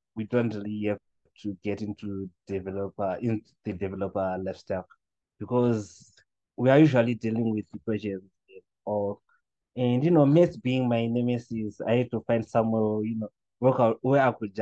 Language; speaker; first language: English; non-native, local second language; Shona